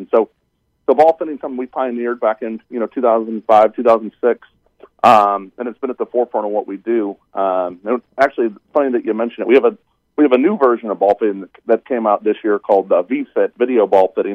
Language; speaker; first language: English; native; English